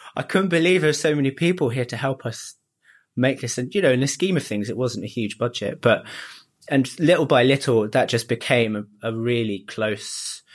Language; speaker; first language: English; early bilingual, other home language; Japanese